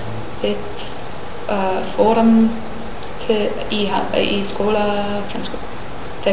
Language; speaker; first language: Icelandic; non-native, learner; English